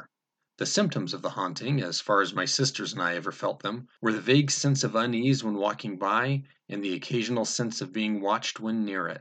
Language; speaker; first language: English; native; English